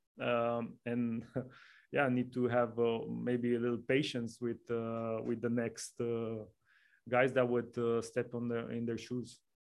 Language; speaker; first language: English; non-native, fluent; Romanian